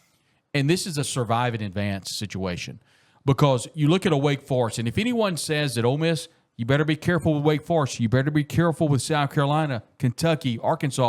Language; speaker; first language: English; native; English